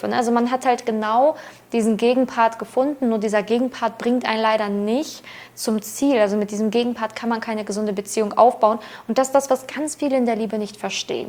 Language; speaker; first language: German; native; German